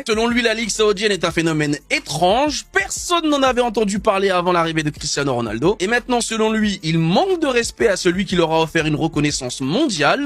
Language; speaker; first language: French; native; French